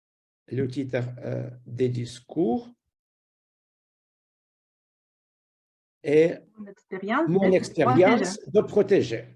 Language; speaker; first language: French; non-native, fluent; Russian